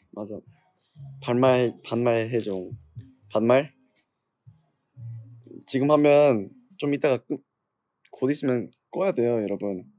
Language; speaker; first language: Korean; non-native, fluent; English